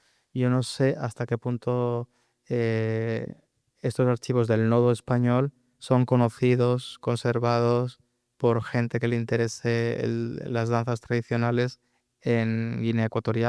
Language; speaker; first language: Spanish; native; Spanish